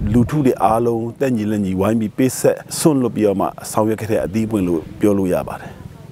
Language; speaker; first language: Burmese; non-native, local second language; Shwe Palaung